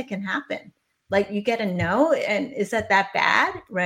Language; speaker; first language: English; non-native, local second language; Cantonese